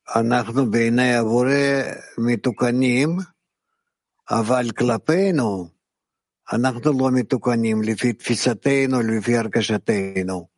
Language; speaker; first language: Hebrew; non-native, fluent; Russian